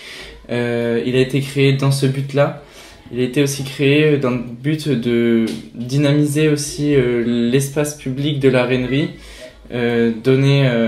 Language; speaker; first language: French; native; French